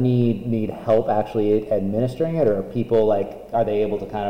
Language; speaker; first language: English; native; English